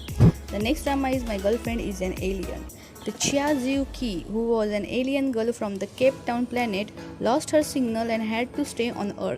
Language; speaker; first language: English; non-native, fluent; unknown